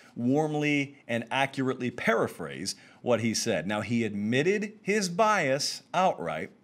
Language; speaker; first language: English; native; English